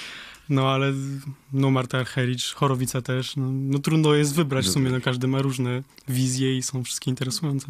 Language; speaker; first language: Polish; early bilingual, heritage; Polish